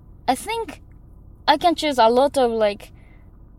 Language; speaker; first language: English; non-native, learner; Japanese